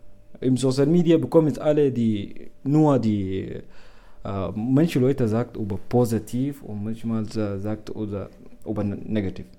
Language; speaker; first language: German; non-native, learner; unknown